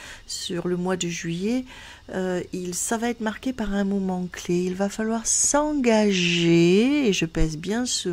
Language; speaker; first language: French; native; French